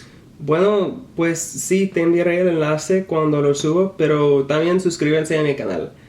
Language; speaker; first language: Spanish; non-native, learner; English